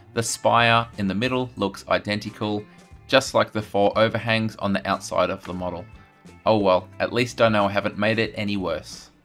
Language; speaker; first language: English; native; English